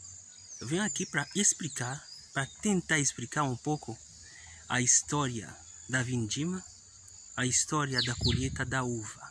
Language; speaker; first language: Portuguese; non-native, fluent; Haitian Creole